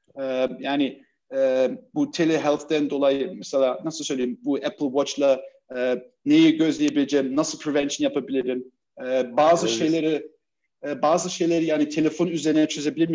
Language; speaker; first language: Turkish; early bilingual, heritage; Turkish